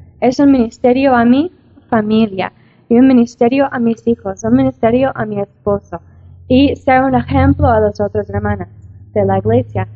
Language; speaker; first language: Spanish; non-native, fluent; English